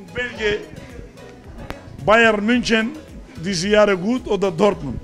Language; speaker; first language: German; non-native, learner; Turkish